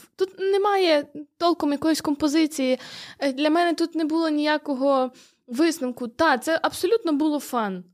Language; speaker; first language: Ukrainian; native; Ukrainian